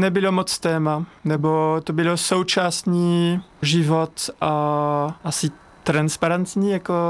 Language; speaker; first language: Czech; non-native, learner; French